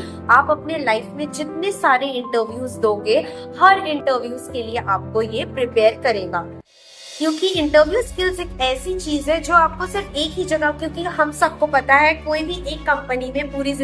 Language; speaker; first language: Hindi; non-native, local second language; Bangla